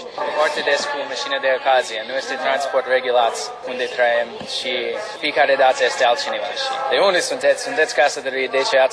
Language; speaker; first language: Romanian; non-native, learner; English